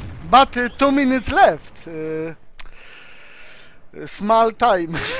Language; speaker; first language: English; non-native, learner; Polish